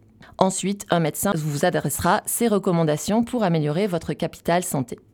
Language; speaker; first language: French; native; French